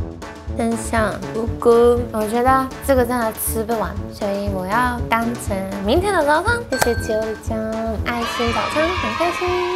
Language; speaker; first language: Chinese; non-native, fluent; Japanese